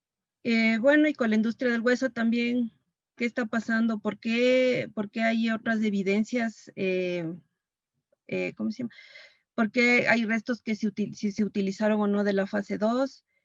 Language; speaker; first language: Spanish; native; Spanish